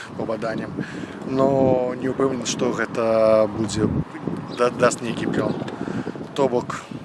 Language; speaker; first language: Belarusian; non-native, local second language; Russian